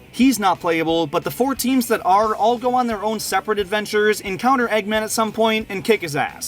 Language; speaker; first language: English; native; English